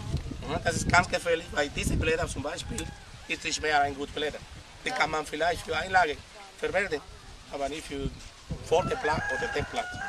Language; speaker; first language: German; non-native, learner; Spanish